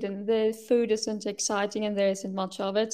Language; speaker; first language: English; non-native, fluent; Swedish